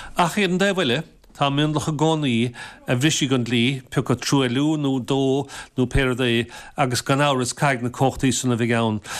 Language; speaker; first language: Irish; native; Irish